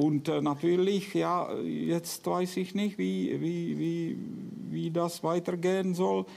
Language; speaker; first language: German; non-native, fluent; Czech